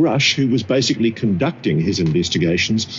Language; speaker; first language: English; native; English